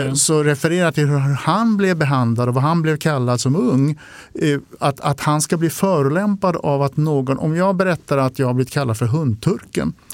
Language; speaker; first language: Swedish; early bilingual, other home language; Turkish